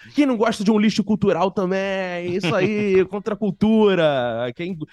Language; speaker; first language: Portuguese; native; Portuguese